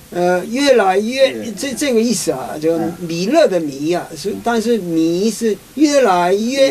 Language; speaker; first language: Chinese; non-native, fluent; Korean